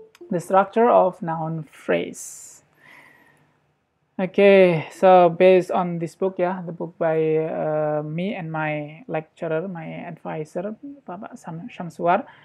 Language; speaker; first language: English; non-native, fluent; Indonesian